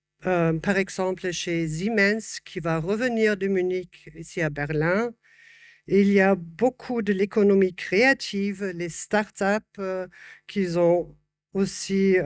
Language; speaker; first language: French; non-native, fluent; German